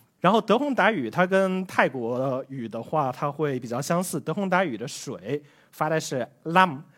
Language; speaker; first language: Chinese; native; Chinese